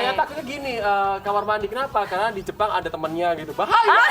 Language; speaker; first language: Indonesian; native; Indonesian